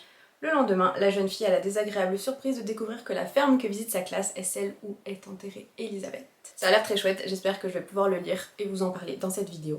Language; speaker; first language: French; native; French